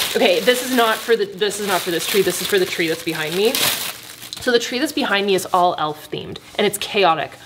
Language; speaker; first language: English; native; English